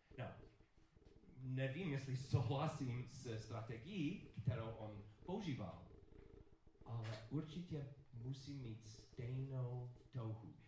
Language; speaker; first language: Czech; non-native, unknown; English